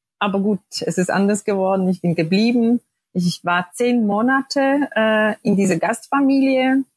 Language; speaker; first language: German; non-native, fluent; Polish